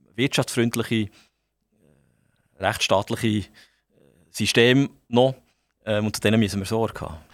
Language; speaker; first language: German; native; German